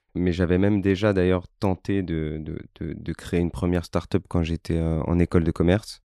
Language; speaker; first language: French; native; French